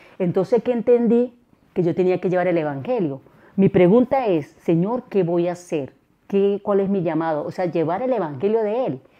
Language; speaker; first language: Spanish; native; Spanish